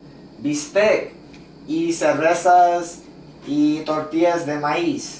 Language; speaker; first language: Spanish; non-native, learner; English